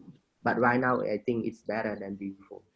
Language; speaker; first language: English; non-native, fluent; Khmer